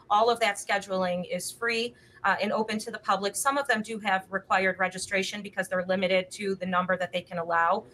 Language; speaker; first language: English; native; English